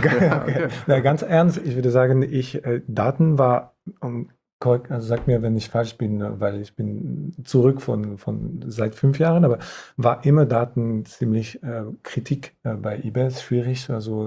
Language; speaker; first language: German; non-native, fluent; French